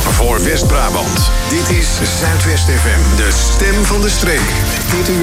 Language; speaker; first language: Dutch; native; Dutch